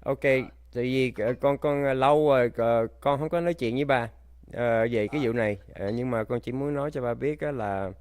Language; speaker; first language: Vietnamese; early bilingual, heritage; Vietnamese